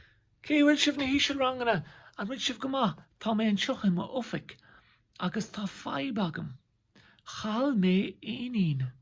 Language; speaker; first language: Irish; non-native, local second language; English